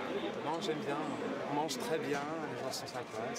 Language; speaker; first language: French; non-native, fluent; English